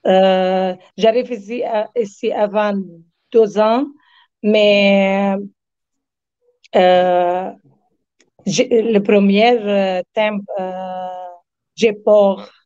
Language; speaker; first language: French; non-native, learner; Arabic